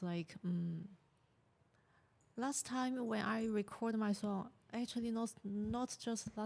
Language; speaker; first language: English; non-native, learner; Chinese